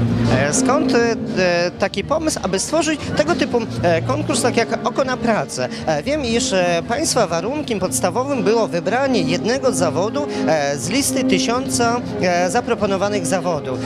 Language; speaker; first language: Polish; native; Polish